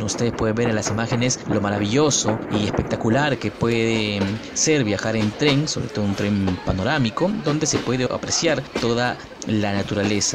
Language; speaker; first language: Spanish; native; Spanish